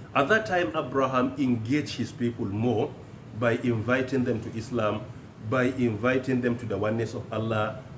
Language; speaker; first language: English; non-native, local second language; Hausa